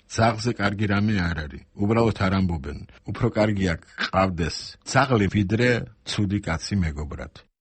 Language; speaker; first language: Georgian; non-native, local second language; Armenian